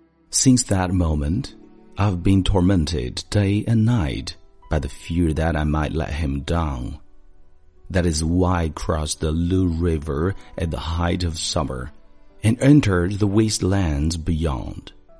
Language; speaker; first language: English; non-native, fluent; Chinese